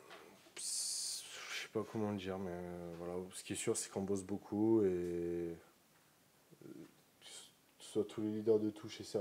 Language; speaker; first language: French; native; French